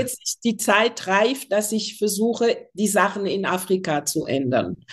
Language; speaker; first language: German; non-native, fluent; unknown